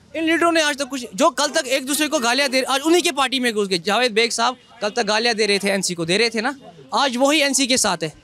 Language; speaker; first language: Hindi; native; Hindi